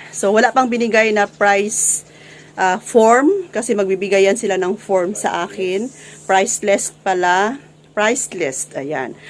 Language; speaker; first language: Filipino; non-native, local second language; Cebuano